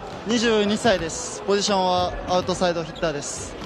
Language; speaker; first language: Japanese; non-native, learner; Chinese